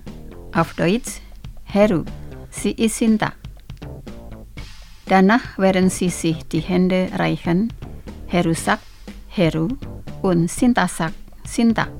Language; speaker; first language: German; non-native, fluent; Indonesian